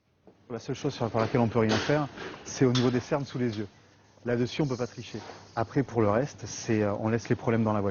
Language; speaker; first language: French; native; French